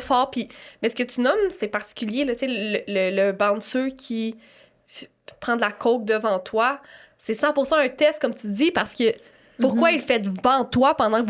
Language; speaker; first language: French; native; French